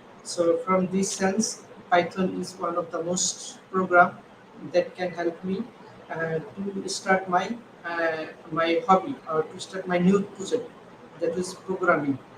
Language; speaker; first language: English; non-native, learner; Bangla